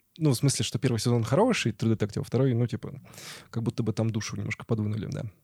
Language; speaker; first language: Russian; native; Russian